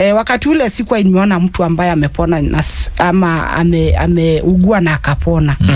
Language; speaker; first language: Swahili; non-native, local second language; Masai